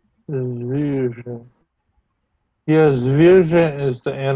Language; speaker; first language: Polish; non-native, learner; English